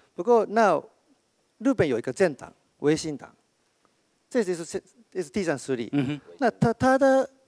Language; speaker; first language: Chinese; non-native, fluent; Japanese